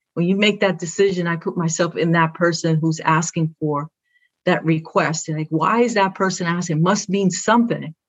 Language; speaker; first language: English; early bilingual, other home language; Spanish